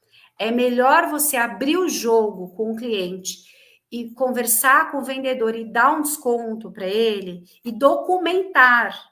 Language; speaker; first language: Portuguese; native; Portuguese